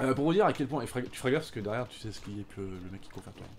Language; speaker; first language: French; native; French